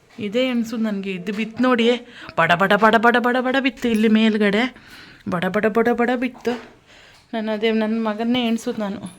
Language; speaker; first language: Kannada; native; Kannada